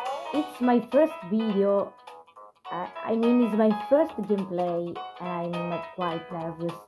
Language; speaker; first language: English; non-native, learner; Italian